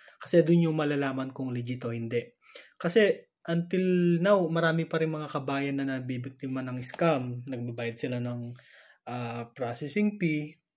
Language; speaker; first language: Filipino; native; Filipino